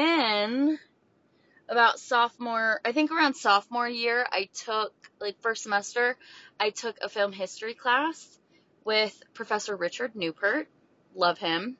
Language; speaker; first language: English; native; English